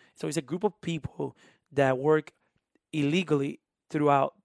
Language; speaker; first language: English; early bilingual, other home language; Spanish